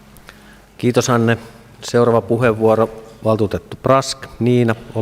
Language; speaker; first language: Finnish; native; Finnish